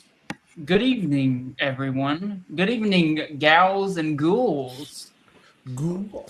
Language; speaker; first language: English; native; English